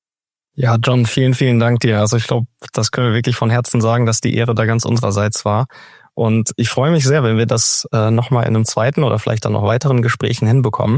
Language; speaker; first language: German; native; German